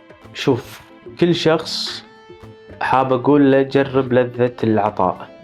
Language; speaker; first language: Arabic; native; Arabic